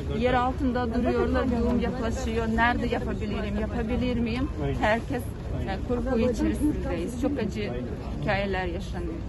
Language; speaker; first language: Turkish; non-native, fluent; Ukrainian